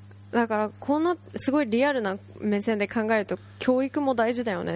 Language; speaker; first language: Japanese; native; Japanese